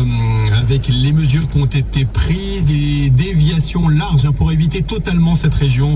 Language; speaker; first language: French; native; French